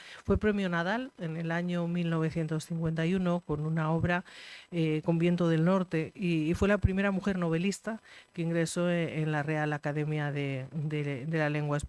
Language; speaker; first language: Spanish; native; Spanish